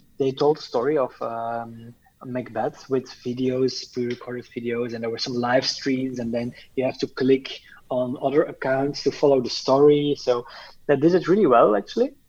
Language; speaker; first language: English; non-native, fluent; Dutch